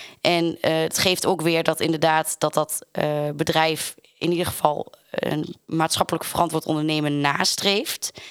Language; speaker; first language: Dutch; native; Dutch